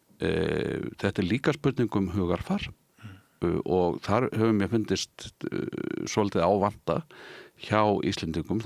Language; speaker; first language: Icelandic; native; Icelandic